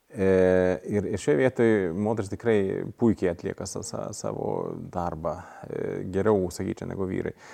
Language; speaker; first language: Lithuanian; non-native, fluent; Swedish